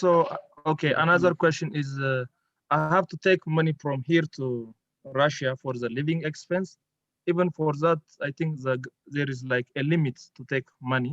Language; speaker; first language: English; non-native, local second language; Amharic